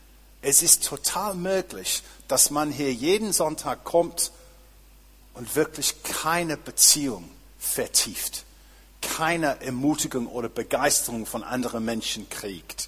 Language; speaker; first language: German; non-native, fluent; English